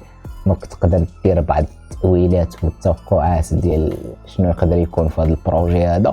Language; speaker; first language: Arabic; native; Arabic